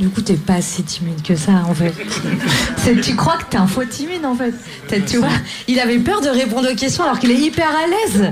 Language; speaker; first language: French; native; French